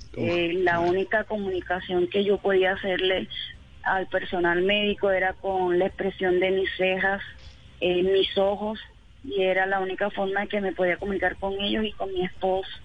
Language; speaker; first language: Spanish; native; Spanish